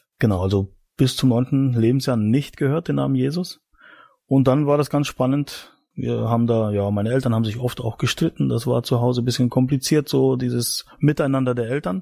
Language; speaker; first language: German; native; German